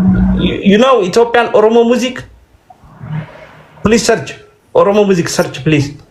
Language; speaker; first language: English; non-native, learner; Oromo